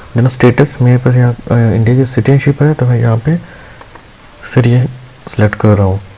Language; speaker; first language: Hindi; non-native, local second language; Punjabi